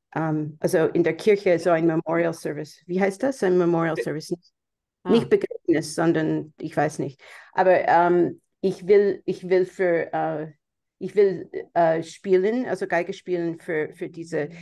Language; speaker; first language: German; non-native, fluent; English